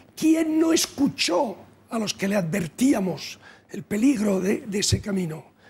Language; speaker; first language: Spanish; native; Spanish